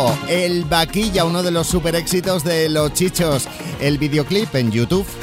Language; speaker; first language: Spanish; native; Spanish